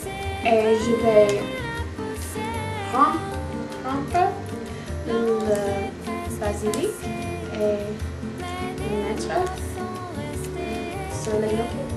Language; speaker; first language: French; non-native, learner; English